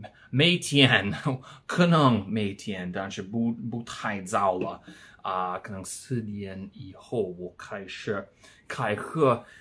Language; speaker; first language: Chinese; non-native, learner; English